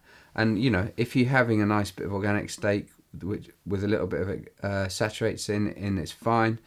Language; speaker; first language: English; native; English